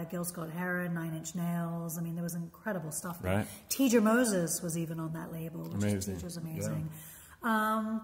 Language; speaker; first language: English; native; English